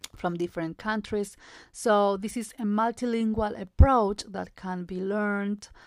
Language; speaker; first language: English; non-native, fluent; Spanish